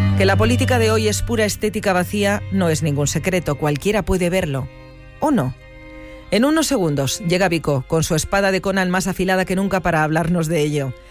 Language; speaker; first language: Spanish; native; Spanish